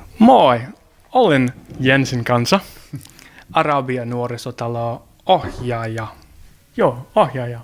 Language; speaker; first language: Finnish; non-native, learner; English